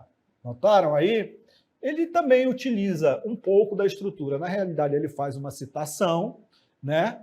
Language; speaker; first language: Portuguese; native; Portuguese